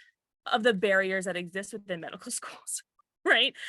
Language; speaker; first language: English; native; English